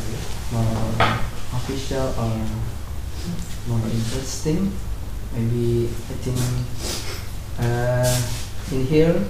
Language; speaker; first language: English; non-native, learner; Indonesian